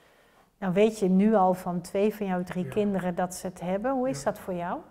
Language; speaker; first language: Dutch; native; Dutch